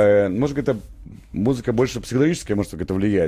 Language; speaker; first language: Russian; native; Russian